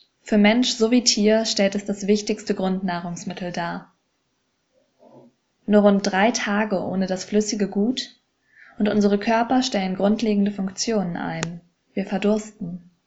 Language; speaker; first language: German; native; German